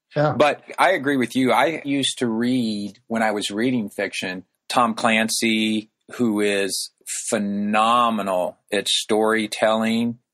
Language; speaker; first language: English; native; English